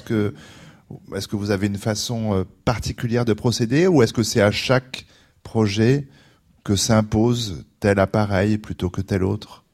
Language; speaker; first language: French; native; French